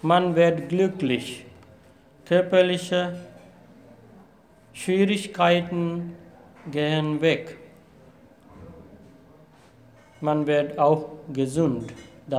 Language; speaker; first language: German; non-native, fluent; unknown